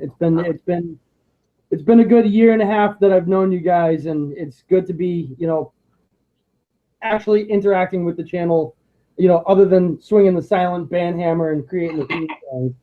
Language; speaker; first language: English; native; English